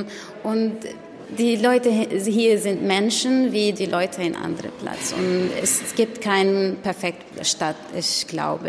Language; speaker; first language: German; non-native, learner; Arabic